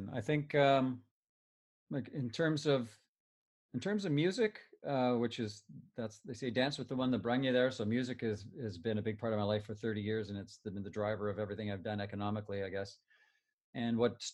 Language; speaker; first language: English; native; English